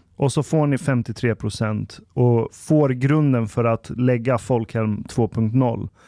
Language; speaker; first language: Swedish; early bilingual, other home language; Persian